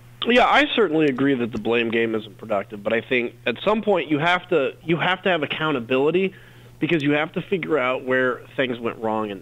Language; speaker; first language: English; native; English